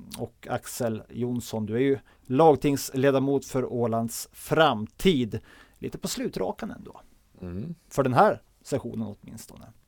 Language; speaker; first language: Swedish; native; Swedish